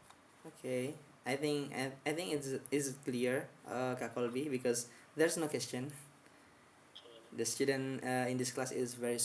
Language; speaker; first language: English; non-native, fluent; Indonesian